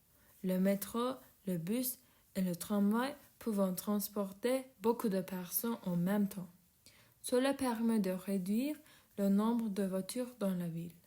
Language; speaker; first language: French; non-native, learner; Turkish